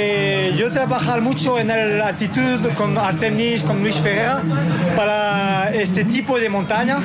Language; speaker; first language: Spanish; non-native, learner; French